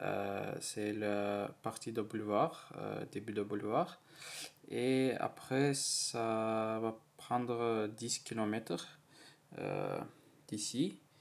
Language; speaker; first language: French; non-native, learner; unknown